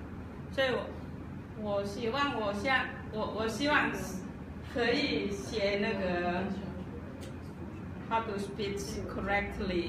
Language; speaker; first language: Chinese; non-native, learner; Javanese